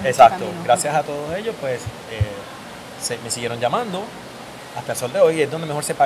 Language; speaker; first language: Spanish; native; Spanish